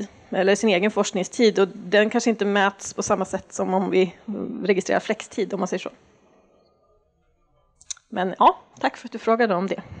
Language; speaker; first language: Swedish; native; Swedish